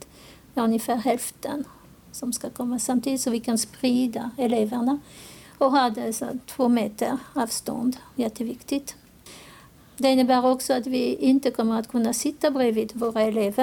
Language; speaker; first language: Swedish; non-native, fluent; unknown